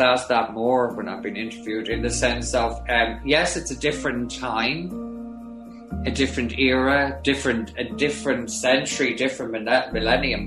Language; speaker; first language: English; native; English